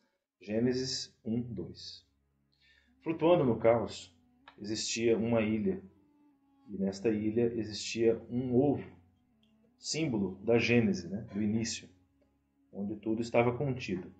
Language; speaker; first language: Portuguese; native; Portuguese